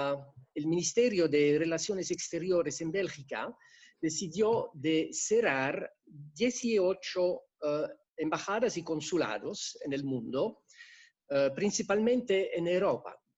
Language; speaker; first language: Spanish; non-native, fluent; French